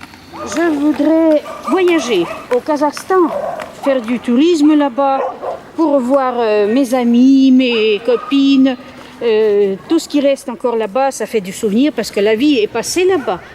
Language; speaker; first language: French; early bilingual, heritage; Russian